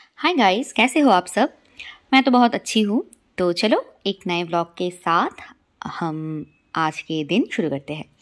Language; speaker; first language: Hindi; non-native, local second language; Bangla